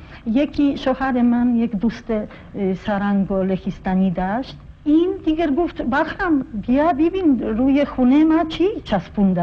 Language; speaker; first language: Persian; non-native, fluent; Polish